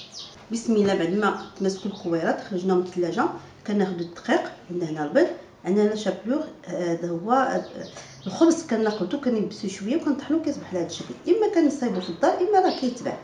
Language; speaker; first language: Arabic; native; Arabic